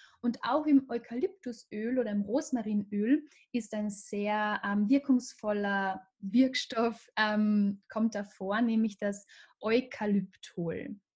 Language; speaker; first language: German; native; German